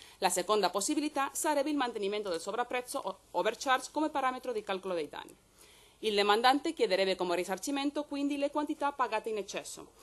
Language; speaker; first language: Italian; non-native, fluent; Spanish